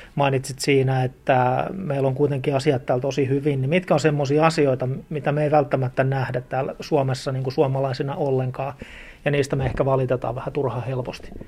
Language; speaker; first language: Finnish; native; Finnish